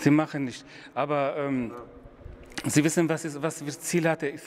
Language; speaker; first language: German; non-native, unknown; Persian